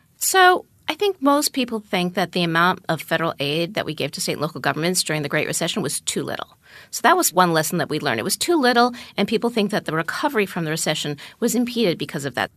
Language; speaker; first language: English; native; English